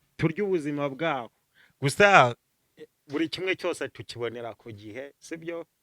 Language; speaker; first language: Kinyarwanda; early bilingual, other home language; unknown